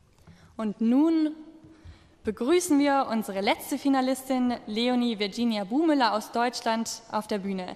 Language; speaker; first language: German; native; German